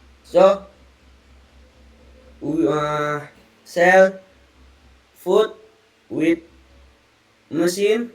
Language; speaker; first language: English; non-native, learner; Indonesian